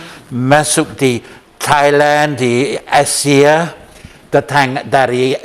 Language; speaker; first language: Indonesian; non-native, learner; English